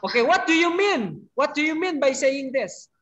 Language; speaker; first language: English; non-native, fluent; Indonesian